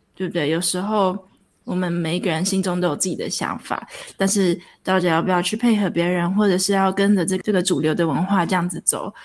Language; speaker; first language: Chinese; native; Chinese